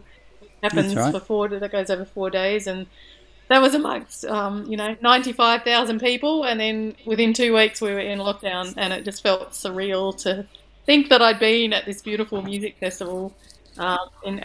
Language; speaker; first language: English; native; English